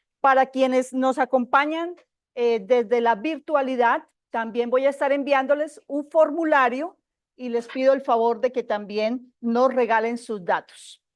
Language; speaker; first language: Spanish; native; Spanish